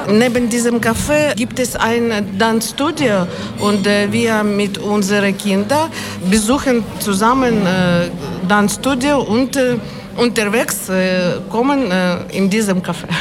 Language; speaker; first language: German; non-native, learner; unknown